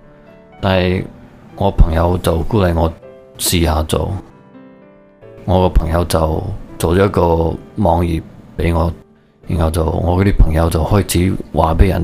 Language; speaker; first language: Cantonese; early bilingual, heritage; Cantonese